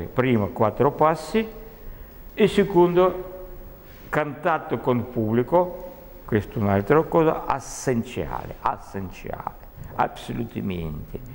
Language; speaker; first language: Italian; non-native, learner; Russian